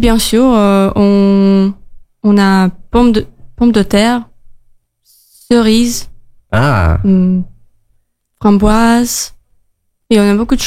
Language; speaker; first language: French; non-native, learner; Russian